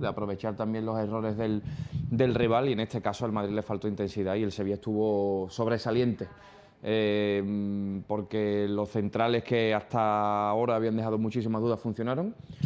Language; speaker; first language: Spanish; native; Spanish